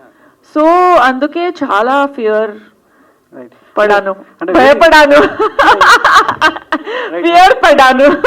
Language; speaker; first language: Telugu; non-native, learner; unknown